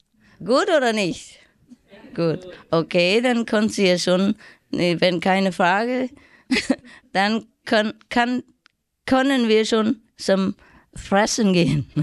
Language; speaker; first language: German; non-native, learner; Vietnamese